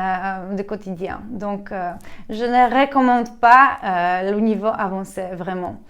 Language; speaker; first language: French; non-native, fluent; Polish